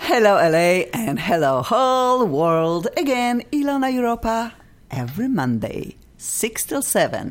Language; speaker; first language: English; non-native, fluent; Polish